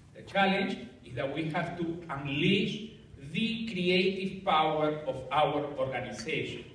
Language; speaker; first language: English; non-native, fluent; Spanish